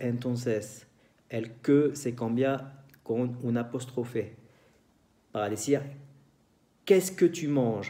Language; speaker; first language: Spanish; non-native, fluent; French